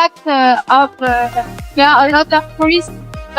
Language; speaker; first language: English; non-native, learner; French